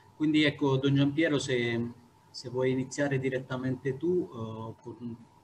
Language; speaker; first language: Italian; native; Italian